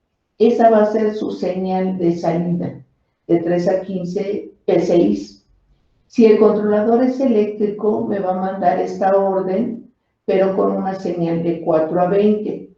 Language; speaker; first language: Spanish; native; Spanish